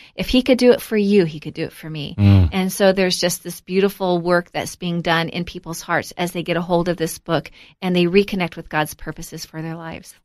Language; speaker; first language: English; native; English